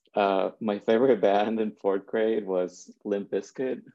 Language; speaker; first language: English; early bilingual, other home language; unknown